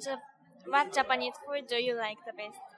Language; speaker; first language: English; non-native, learner; Japanese